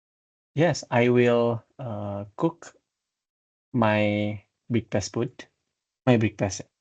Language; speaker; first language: English; non-native, learner; Indonesian